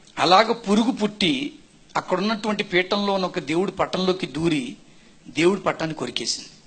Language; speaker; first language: Telugu; non-native, fluent; Tamil